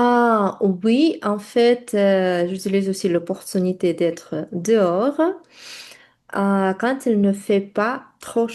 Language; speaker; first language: French; non-native, fluent; Russian